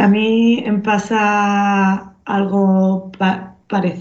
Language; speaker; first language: Catalan; non-native, local second language; Spanish